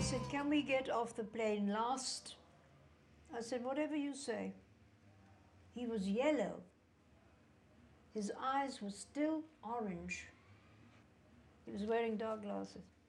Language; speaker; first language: English; native; English